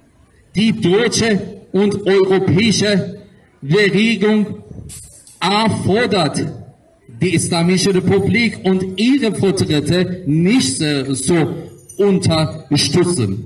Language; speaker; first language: German; non-native, learner; Persian